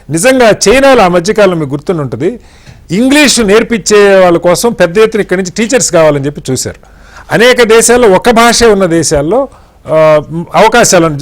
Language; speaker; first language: Telugu; native; Telugu